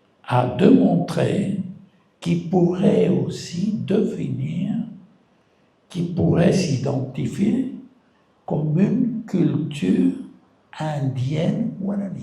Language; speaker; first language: French; non-native, fluent; Spanish